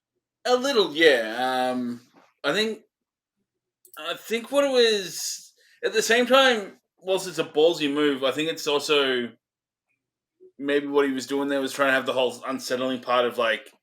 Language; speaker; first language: English; native; English